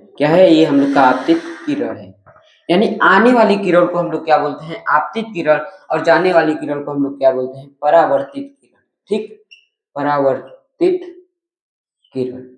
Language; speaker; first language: Hindi; native; Hindi